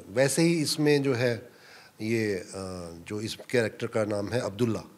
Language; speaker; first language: Hindi; native; Hindi